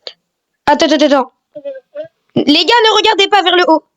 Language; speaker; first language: French; native; French